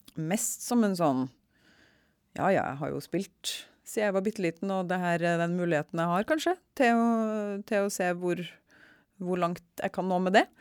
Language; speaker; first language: Norwegian; native; Norwegian